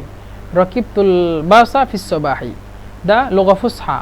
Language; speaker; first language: Egyptian Arabic; non-native, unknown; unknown